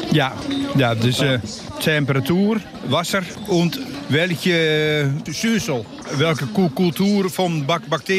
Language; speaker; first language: German; non-native, learner; Dutch